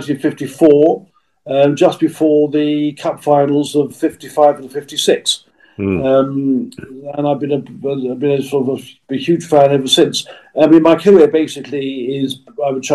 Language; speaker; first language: English; native; English